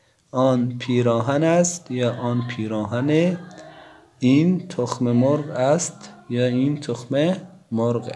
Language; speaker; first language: Persian; non-native, fluent; Urdu